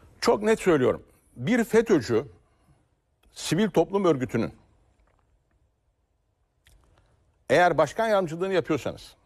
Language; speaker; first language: Turkish; native; Turkish